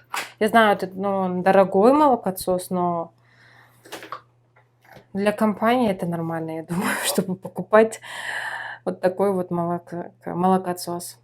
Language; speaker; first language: Russian; non-native, local second language; Kyrgyz